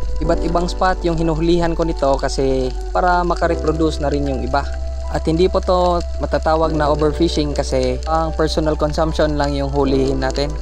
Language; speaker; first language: Filipino; non-native, local second language; Cebuano